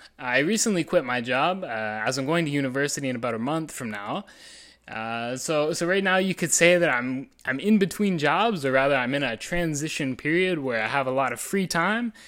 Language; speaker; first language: English; native; English